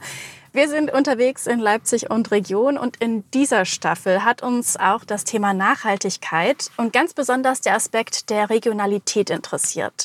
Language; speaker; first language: German; native; German